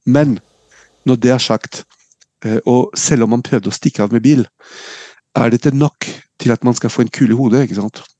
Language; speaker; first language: Norwegian; non-native, fluent; French